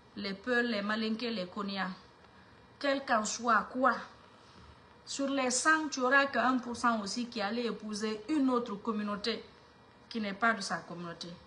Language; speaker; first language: French; non-native, local second language; Mandingo